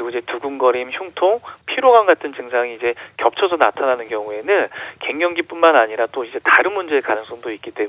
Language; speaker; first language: Korean; native; Korean